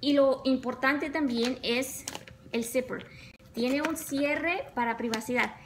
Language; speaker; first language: Spanish; early bilingual, other home language; English